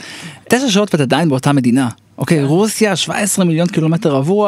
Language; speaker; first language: Hebrew; native; Hebrew